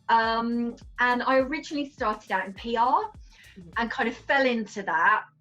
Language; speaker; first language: English; native; English